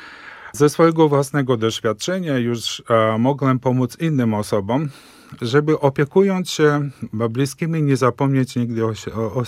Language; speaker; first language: Polish; early bilingual, heritage; Polish